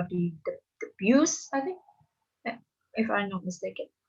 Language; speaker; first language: English; non-native, learner; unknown